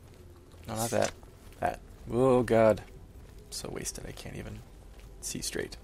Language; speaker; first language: English; native; English